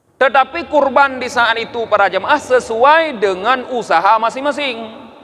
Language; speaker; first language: Malay; non-native, local second language; Achinese